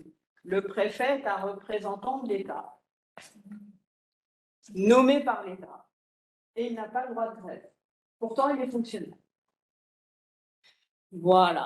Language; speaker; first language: French; native; French